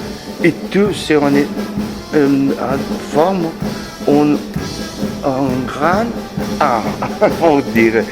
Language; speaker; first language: French; non-native, learner; Spanish